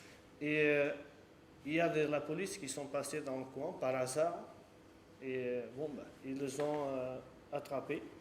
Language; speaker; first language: French; non-native, fluent; Portuguese